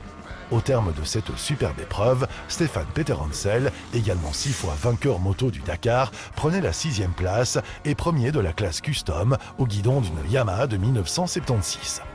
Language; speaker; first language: French; native; French